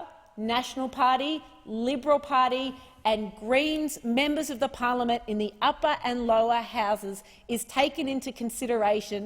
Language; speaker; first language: English; native; English